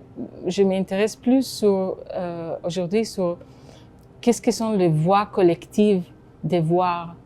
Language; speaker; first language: French; non-native, fluent; Hebrew